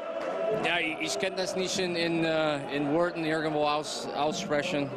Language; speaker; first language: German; non-native, fluent; English